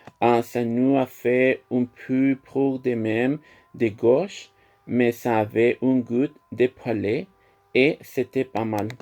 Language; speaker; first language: French; non-native, learner; Spanish